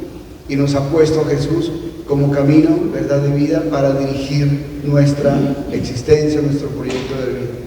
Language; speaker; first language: Spanish; native; Spanish